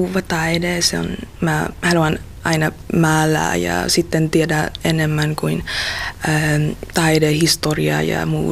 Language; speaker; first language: Finnish; non-native, learner; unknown